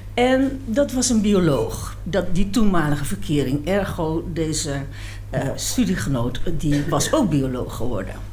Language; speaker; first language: Dutch; native; Dutch